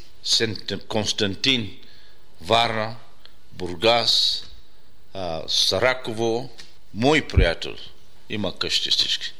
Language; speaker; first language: Bulgarian; non-native, learner; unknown